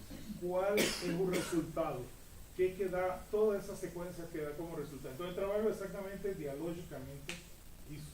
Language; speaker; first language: Portuguese; non-native, fluent; Spanish